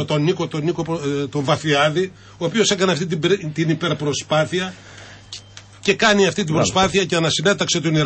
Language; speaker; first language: Greek; native; Greek